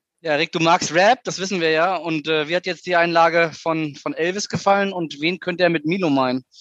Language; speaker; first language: German; native; German